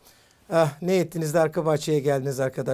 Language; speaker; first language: Turkish; native; Turkish